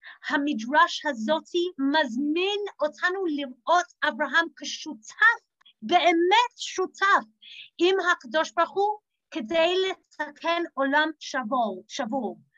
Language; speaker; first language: Hebrew; non-native, fluent; English